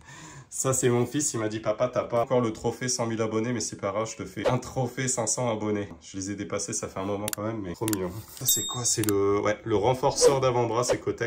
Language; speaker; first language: French; native; French